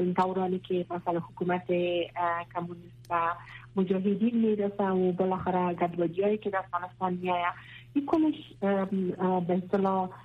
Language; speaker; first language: Persian; non-native, local second language; Pashto